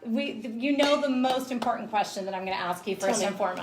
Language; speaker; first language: English; native; English